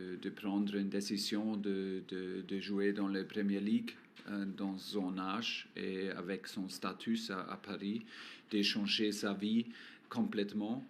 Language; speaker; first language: French; non-native, learner; German